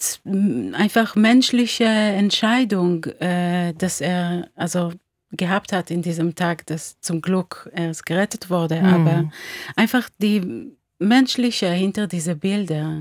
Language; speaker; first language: German; non-native, fluent; Hebrew